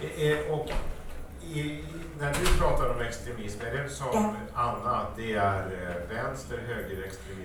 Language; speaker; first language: Swedish; native; Swedish